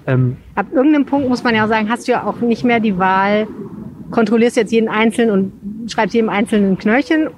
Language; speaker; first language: German; native; German